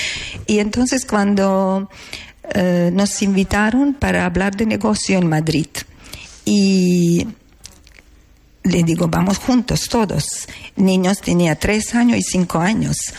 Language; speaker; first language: Spanish; non-native, learner; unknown